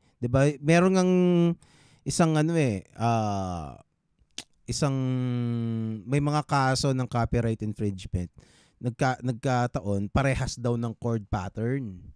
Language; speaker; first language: Filipino; native; Filipino